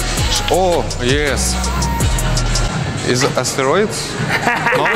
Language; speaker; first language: English; non-native, learner; Russian